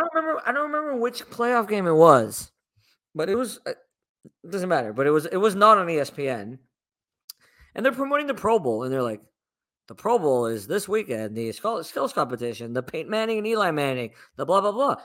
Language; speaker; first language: English; native; English